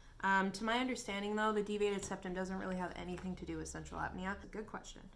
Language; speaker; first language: English; native; English